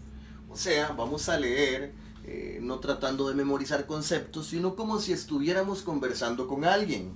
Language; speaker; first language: Spanish; native; Spanish